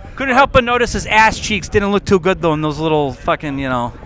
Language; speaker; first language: English; native; English